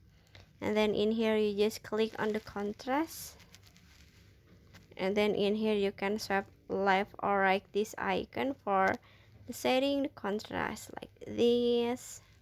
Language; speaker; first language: English; non-native, learner; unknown